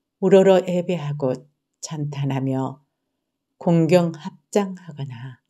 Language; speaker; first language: Korean; native; Korean